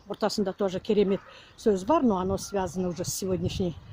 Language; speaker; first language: Russian; non-native, local second language; Kazakh